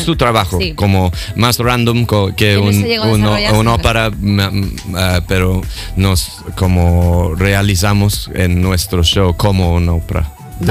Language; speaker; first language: Spanish; non-native, fluent; English